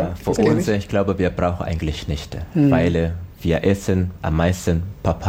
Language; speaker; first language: German; non-native, learner; Swahili